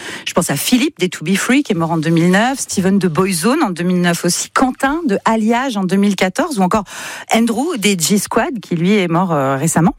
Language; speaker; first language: French; native; French